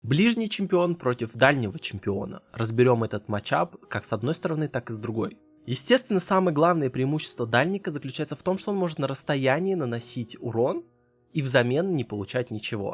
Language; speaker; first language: Russian; native; Russian